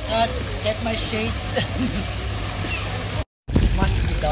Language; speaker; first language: English; non-native, learner; Filipino